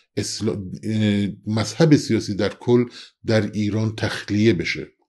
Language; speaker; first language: Persian; non-native, local second language; Central Kurdish